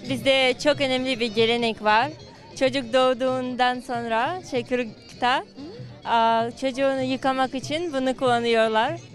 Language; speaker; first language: Turkish; non-native, fluent; Uyghur